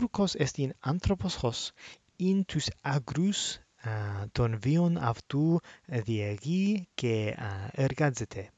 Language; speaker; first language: Greek; non-native, fluent; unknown